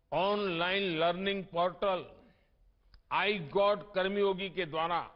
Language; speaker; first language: Hindi; non-native, local second language; Gujarati